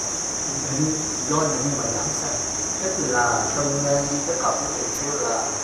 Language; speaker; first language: Vietnamese; native; Vietnamese